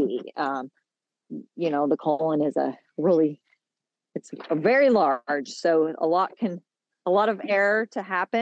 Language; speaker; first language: English; native; English